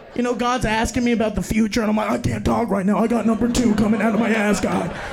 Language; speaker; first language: English; native; English